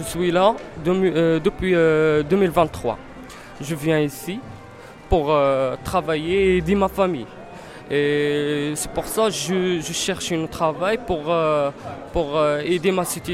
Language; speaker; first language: French; non-native, learner; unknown